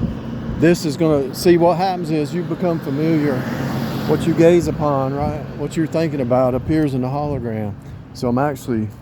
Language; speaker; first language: English; native; English